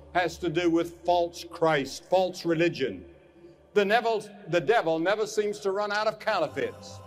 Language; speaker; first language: English; native; English